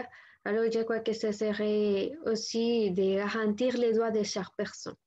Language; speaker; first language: French; non-native, learner; Spanish